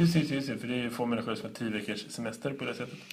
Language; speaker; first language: Swedish; native; Swedish